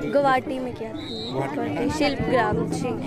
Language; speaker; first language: Hindi; non-native, local second language; Assamese